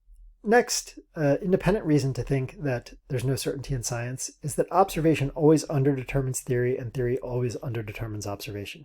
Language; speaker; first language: English; native; English